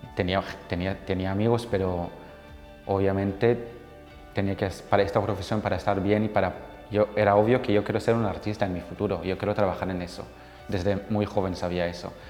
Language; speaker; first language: Spanish; non-native, fluent; Hebrew